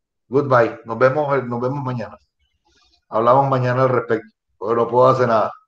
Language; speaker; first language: Spanish; native; Spanish